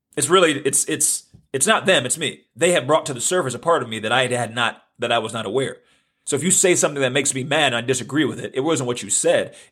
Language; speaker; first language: English; native; English